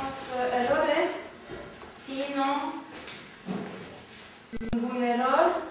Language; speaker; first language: Spanish; non-native, fluent; French